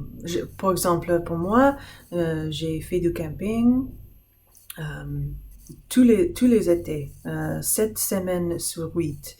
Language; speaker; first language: French; non-native, fluent; English